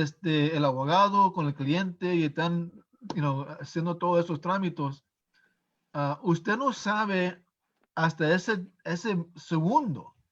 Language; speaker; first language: Spanish; non-native, fluent; English